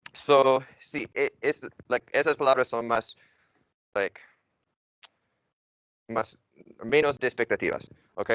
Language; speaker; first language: Spanish; non-native, fluent; English